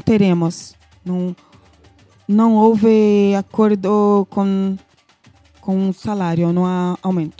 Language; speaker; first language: Spanish; non-native, learner; Portuguese